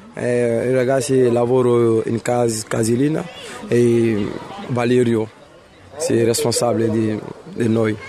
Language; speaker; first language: Italian; non-native, learner; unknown